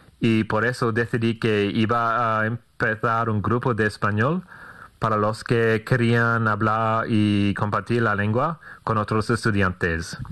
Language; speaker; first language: Spanish; non-native, fluent; English